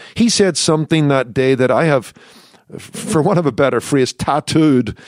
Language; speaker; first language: English; native; English